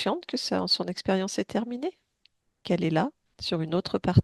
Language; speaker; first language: French; native; French